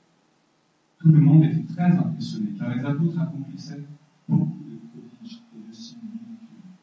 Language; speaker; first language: French; native; French